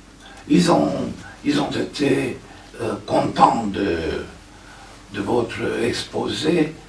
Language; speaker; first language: French; non-native, fluent; Romanian